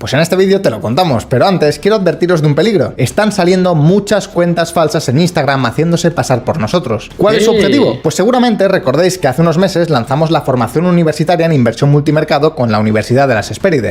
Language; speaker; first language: Spanish; native; Spanish